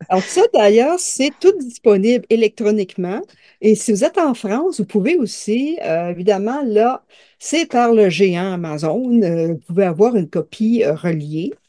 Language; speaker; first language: French; native; French